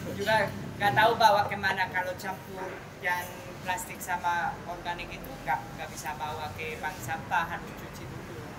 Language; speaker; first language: Indonesian; non-native, fluent; Spanish